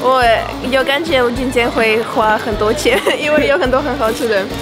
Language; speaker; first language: Chinese; non-native, fluent; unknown